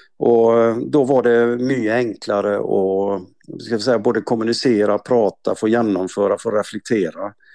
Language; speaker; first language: Swedish; native; Swedish